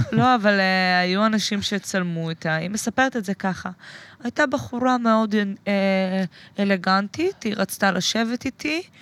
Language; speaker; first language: Hebrew; native; Hebrew